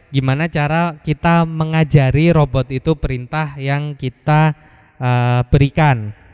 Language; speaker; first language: Indonesian; native; Indonesian